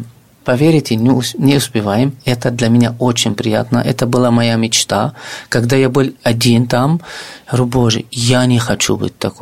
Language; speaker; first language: Russian; non-native, fluent; Arabic